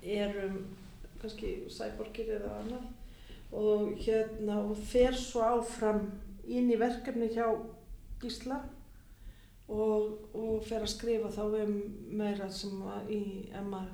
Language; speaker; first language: Icelandic; native; Icelandic